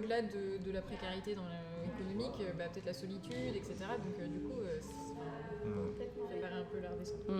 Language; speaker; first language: French; native; French